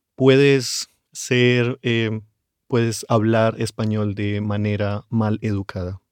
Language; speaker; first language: Spanish; native; Spanish